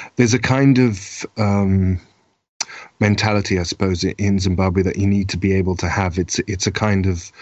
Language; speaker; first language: English; native; English